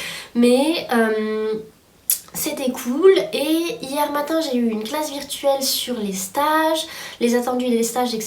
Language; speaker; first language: French; native; French